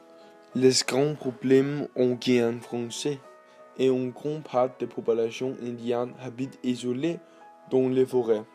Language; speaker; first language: French; non-native, learner; Danish